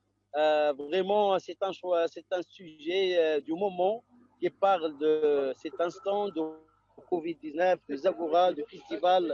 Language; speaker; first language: French; non-native, local second language; Arabic